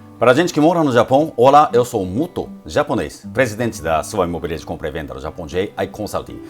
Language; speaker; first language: Portuguese; non-native, fluent; Japanese